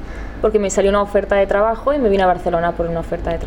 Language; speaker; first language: Spanish; native; Spanish